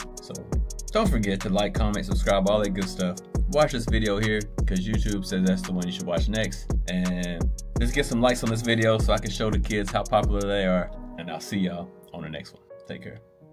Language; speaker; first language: English; native; English